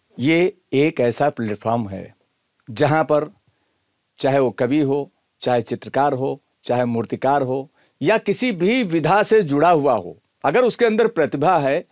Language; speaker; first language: Hindi; native; Hindi